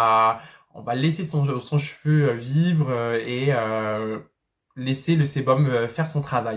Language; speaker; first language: French; native; French